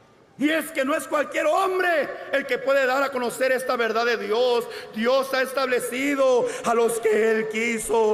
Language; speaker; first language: Spanish; native; Spanish